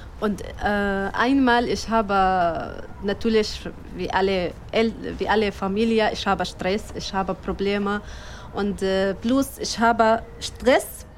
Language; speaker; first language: German; non-native, learner; Arabic